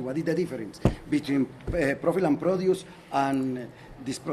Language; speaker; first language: English; non-native, learner; Spanish